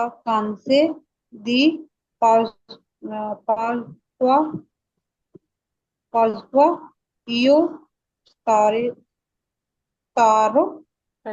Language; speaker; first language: Italian; non-native, learner; Punjabi